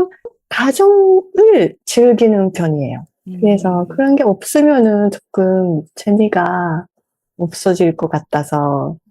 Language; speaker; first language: Korean; non-native, fluent; Japanese